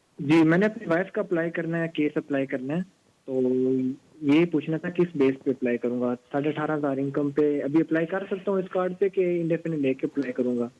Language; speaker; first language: Urdu; non-native, local second language; Punjabi